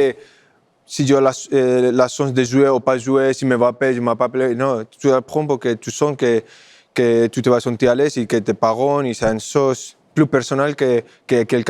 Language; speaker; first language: French; non-native, fluent; Spanish